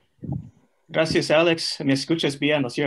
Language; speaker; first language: Spanish; non-native, fluent; English